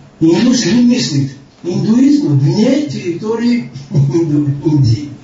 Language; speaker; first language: Russian; non-native, local second language; Georgian